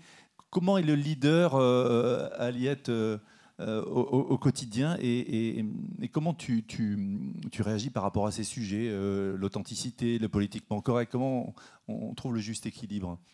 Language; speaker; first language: French; native; French